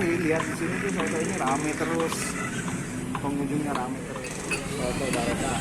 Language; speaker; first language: Indonesian; non-native, local second language; Sundanese